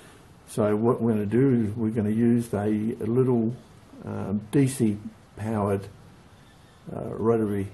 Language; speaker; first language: English; native; English